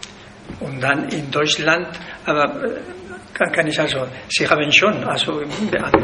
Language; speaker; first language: German; non-native, fluent; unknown